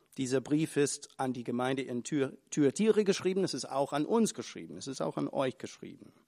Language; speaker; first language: German; non-native, fluent; English